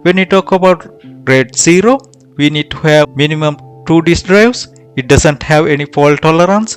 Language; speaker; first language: English; non-native, fluent; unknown